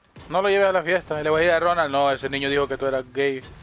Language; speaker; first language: Spanish; early bilingual, heritage; Spanish